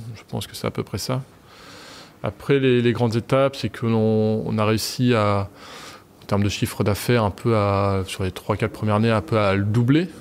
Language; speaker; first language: French; native; French